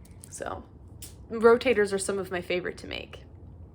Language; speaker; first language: English; native; English